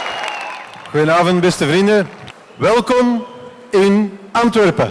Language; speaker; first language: Dutch; native; Dutch